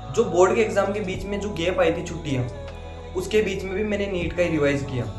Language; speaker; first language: Hindi; native; Hindi